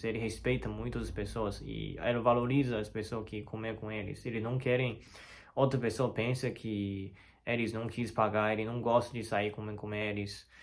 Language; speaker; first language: Portuguese; non-native, learner; Chinese